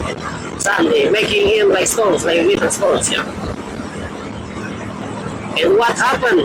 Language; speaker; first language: English; non-native, learner; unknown